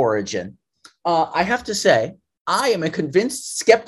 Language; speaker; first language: English; native; English